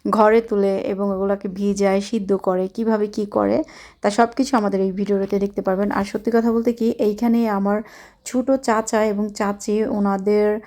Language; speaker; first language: Bangla; native; Bangla